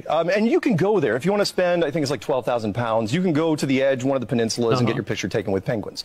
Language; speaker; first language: English; native; English